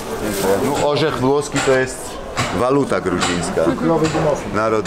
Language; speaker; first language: Polish; non-native, fluent; Georgian